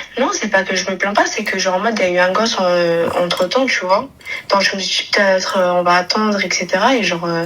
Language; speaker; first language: French; native; French